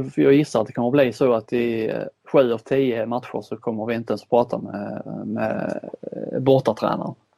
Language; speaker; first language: Swedish; native; Swedish